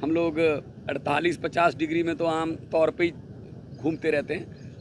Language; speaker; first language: Hindi; non-native, local second language; Punjabi